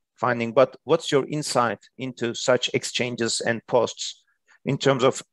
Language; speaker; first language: English; non-native, fluent; Turkish